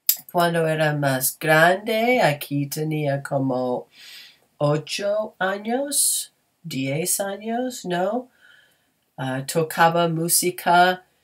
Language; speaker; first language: Spanish; non-native, fluent; English